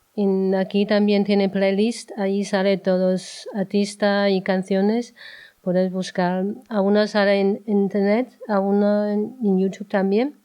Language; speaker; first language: Spanish; non-native, learner; Chinese